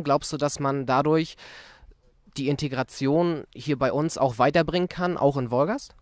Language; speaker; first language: German; native; German